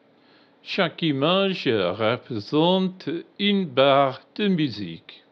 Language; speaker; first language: French; non-native, learner; English